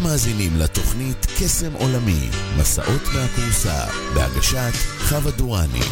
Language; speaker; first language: Hebrew; native; Hebrew